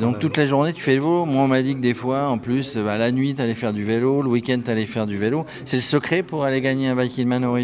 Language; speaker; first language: French; native; French